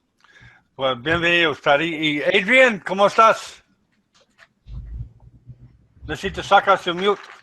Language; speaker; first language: Spanish; non-native, learner; English